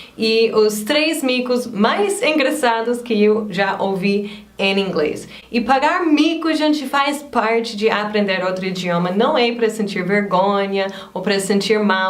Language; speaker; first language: Portuguese; non-native, fluent; English